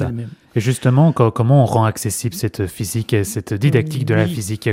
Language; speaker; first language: French; native; French